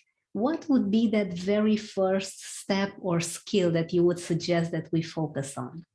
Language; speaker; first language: English; non-native, fluent; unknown